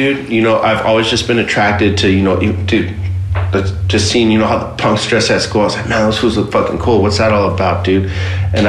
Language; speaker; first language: English; native; English